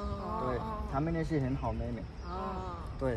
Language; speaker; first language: Chinese; non-native, learner; Bangla